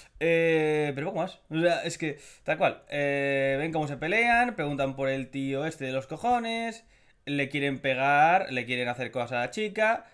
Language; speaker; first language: Spanish; native; Spanish